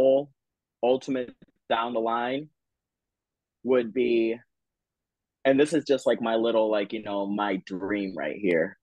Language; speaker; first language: English; native; English